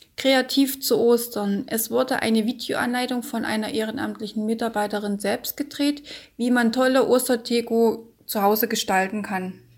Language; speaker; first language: German; native; German